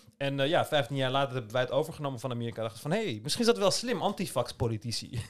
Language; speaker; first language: Dutch; early bilingual, other home language; Turkish